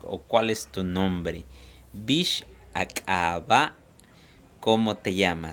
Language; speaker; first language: Spanish; non-native, local second language; Yucateco